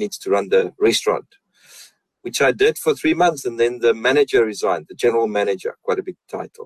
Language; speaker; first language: English; non-native, local second language; Afrikaans